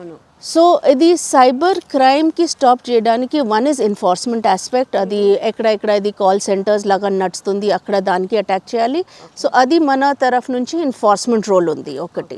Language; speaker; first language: Telugu; non-native, fluent; Hindi